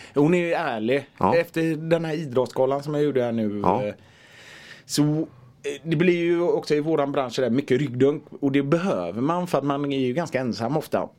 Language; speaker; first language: Swedish; native; Swedish